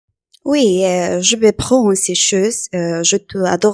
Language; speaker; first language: French; non-native, learner; Spanish